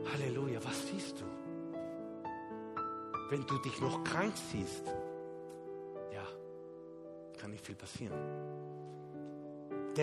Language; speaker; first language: German; non-native, fluent; Spanish